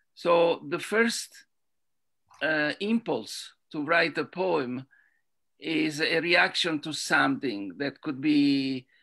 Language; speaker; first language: English; non-native, fluent; Italian